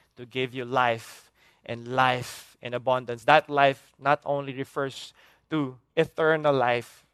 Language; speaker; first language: English; non-native, local second language; Hiligaynon